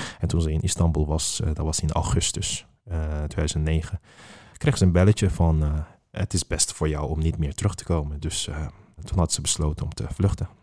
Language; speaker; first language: Dutch; non-native, fluent; Uyghur